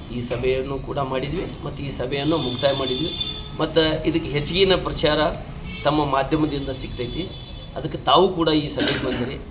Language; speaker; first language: Kannada; non-native, local second language; Urdu